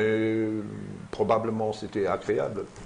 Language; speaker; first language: French; non-native, learner; German